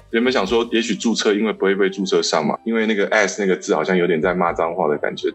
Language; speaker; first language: Chinese; early bilingual, heritage; Chinese